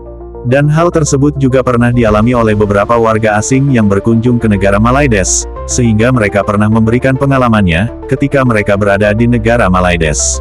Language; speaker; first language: Indonesian; native; Indonesian